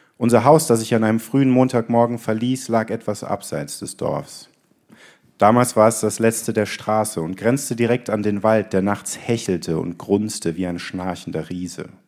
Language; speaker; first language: German; native; German